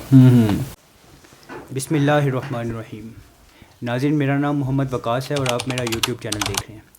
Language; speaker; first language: Urdu; non-native, local second language; Punjabi